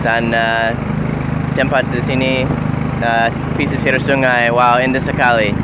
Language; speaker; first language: Indonesian; non-native, learner; English